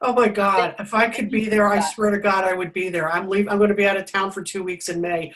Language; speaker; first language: English; native; English